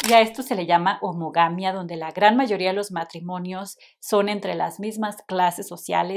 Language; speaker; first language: Spanish; native; Spanish